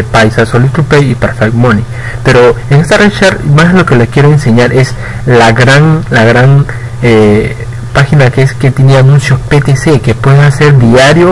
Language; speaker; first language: Spanish; native; Spanish